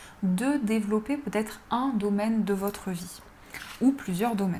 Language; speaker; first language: French; native; French